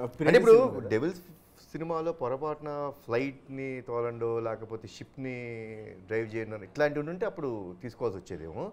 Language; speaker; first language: Telugu; native; Telugu